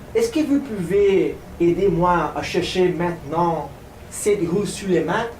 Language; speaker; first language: French; non-native, learner; Portuguese